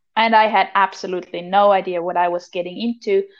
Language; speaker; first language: English; non-native, fluent; German